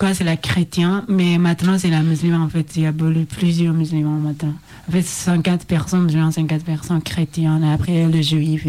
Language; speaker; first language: French; non-native, learner; Oromo